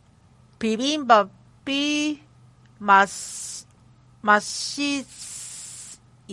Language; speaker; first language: Korean; non-native, learner; Cantonese